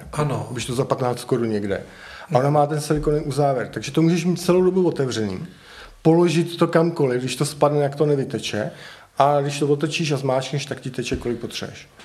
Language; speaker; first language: Czech; native; Czech